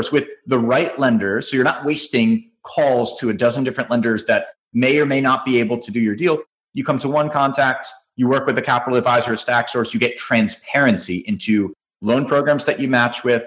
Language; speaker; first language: English; native; English